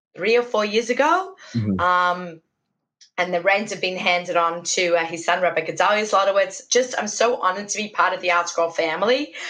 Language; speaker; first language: English; native; English